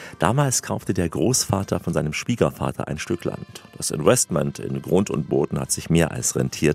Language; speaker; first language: German; native; German